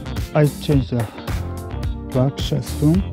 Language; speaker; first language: English; non-native, learner; Japanese